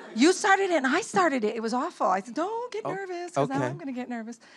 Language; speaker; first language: English; native; English